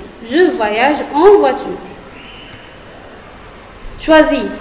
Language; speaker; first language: French; non-native, fluent; Arabic